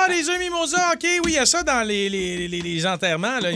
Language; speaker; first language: French; native; French